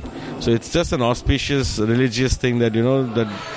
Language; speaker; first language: English; non-native, local second language; Hindi